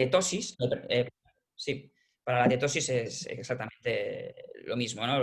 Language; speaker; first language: Spanish; native; Spanish